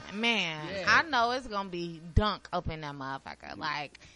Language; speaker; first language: English; native; English